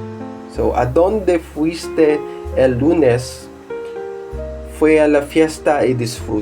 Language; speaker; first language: Spanish; non-native, fluent; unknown